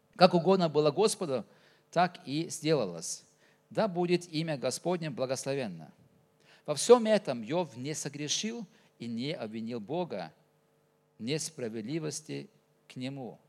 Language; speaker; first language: Russian; non-native, fluent; Norwegian